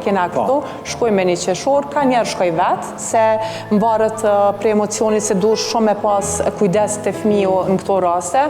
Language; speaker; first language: Albanian; native; Albanian